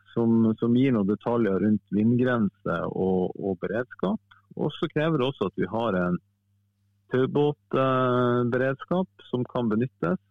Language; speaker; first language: Norwegian; native; Norwegian